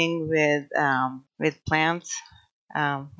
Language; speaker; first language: English; non-native, fluent; Croatian